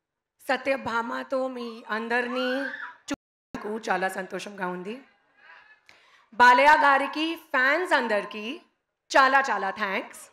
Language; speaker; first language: Telugu; non-native, learner; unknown